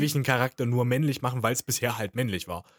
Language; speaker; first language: German; native; German